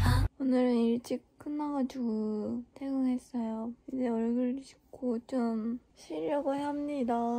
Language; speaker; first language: Korean; non-native, fluent; Japanese